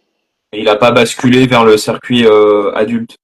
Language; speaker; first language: French; native; French